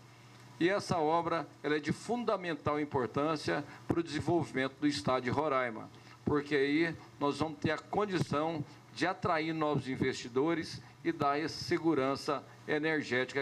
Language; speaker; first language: Portuguese; native; Portuguese